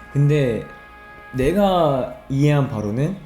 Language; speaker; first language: Korean; native; Korean